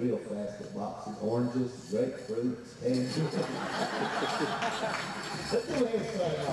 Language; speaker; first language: English; native; English